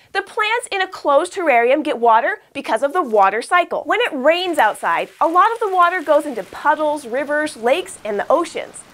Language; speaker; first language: English; native; English